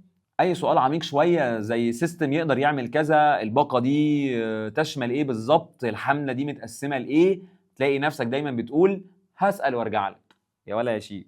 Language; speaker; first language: Arabic; native; Arabic